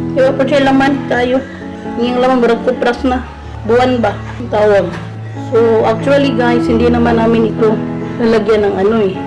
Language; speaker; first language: Filipino; non-native, local second language; Cebuano